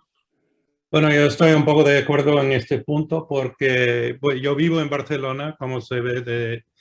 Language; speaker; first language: Spanish; non-native, fluent; English